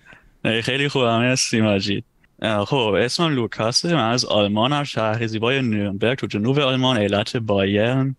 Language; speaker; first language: Persian; non-native, fluent; German